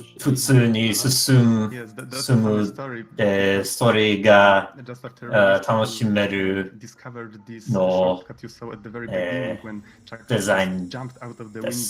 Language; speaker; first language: Japanese; non-native, learner; English